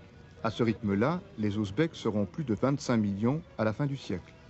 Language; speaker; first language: French; native; French